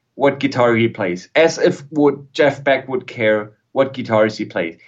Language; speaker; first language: English; non-native, fluent; German